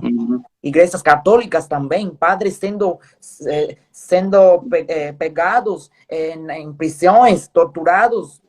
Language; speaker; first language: Portuguese; non-native, fluent; Spanish